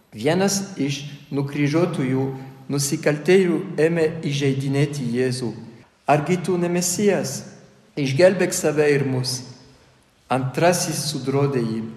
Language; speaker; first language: Lithuanian; non-native, fluent; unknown